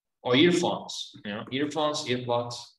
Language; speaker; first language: English; non-native, fluent; Spanish